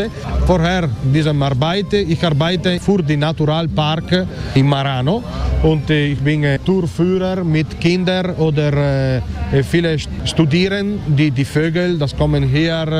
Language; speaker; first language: German; non-native, learner; Italian